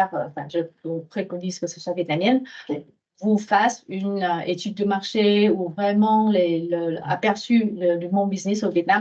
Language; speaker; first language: French; non-native, fluent; Vietnamese